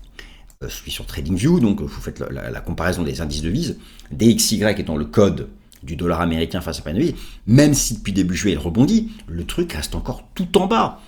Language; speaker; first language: French; native; French